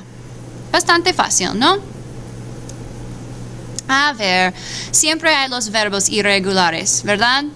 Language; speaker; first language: Spanish; non-native, fluent; English